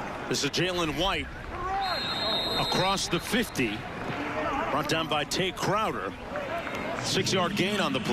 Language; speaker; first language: English; native; English